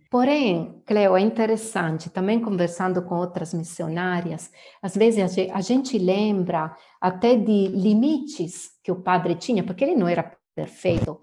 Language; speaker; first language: Portuguese; non-native, fluent; Italian